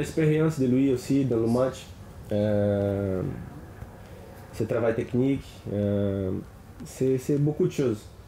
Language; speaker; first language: French; non-native, learner; Portuguese